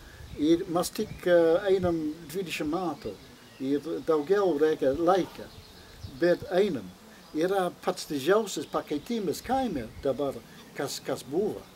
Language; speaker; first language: Lithuanian; non-native, learner; English